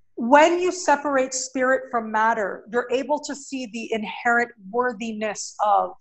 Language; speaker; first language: English; native; English